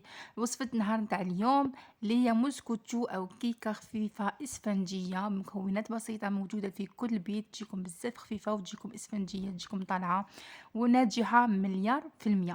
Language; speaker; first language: Arabic; native; Arabic